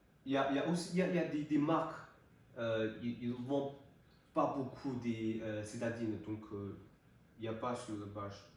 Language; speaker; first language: French; non-native, learner; Chinese